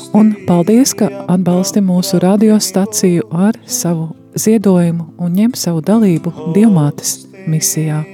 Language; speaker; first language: Latvian; native; Latvian